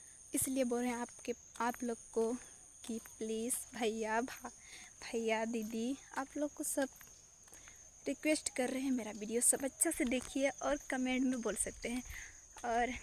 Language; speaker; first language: Hindi; non-native, local second language; Santali